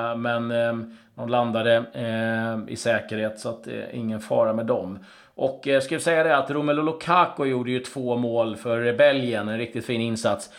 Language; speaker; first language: Swedish; native; Swedish